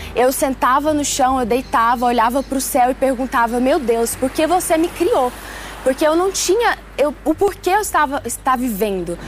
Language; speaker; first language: Portuguese; early bilingual, other home language; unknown